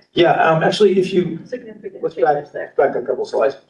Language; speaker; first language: English; native; English